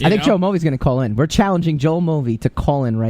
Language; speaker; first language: English; native; English